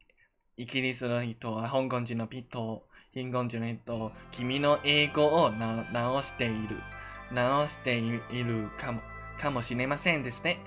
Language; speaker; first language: Japanese; non-native, learner; Cantonese